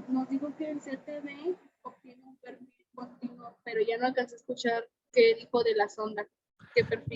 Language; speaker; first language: Spanish; native; Spanish